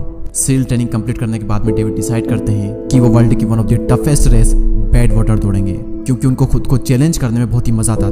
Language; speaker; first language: Hindi; native; Hindi